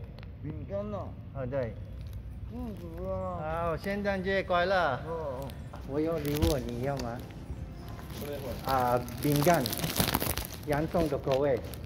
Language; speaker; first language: Chinese; non-native, learner; Filipino